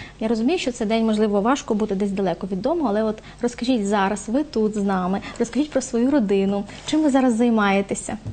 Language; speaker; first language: Ukrainian; native; Ukrainian